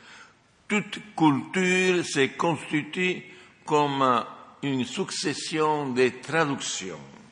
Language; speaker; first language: French; non-native, fluent; Italian